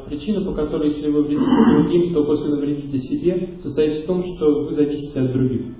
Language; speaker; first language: Russian; native; Russian